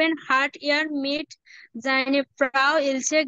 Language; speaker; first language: German; non-native, learner; Bangla